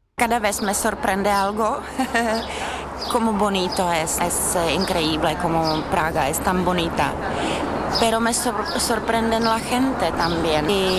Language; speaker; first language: Spanish; non-native, fluent; Czech